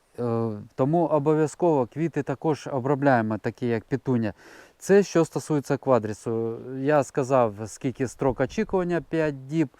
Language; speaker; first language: Ukrainian; non-native, local second language; Russian